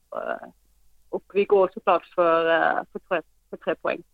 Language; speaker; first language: Swedish; non-native, fluent; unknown